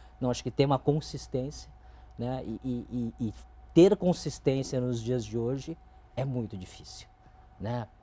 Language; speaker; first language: Portuguese; early bilingual, other home language; Chinese